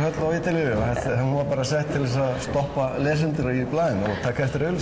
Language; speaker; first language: Icelandic; native; Icelandic